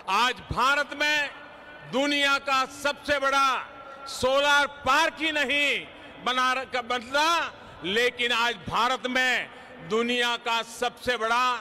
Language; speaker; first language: Hindi; non-native, local second language; Gujarati